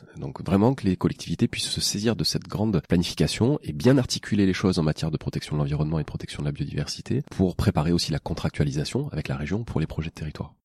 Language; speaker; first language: French; native; French